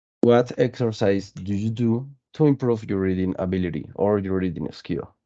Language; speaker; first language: English; non-native, fluent; Spanish